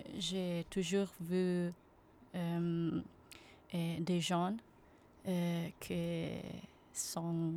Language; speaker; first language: French; non-native, learner; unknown